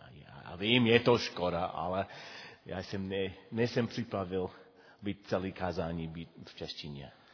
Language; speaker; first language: Czech; non-native, learner; English